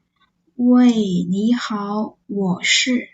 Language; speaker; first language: Chinese; non-native, fluent; English